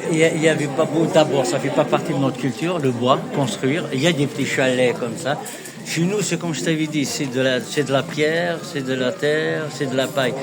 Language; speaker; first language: French; non-native, local second language; Kabyle